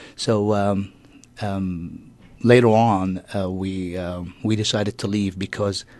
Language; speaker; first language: English; non-native, fluent; Arabic